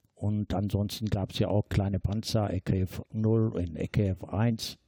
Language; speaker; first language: German; non-native, fluent; Turkish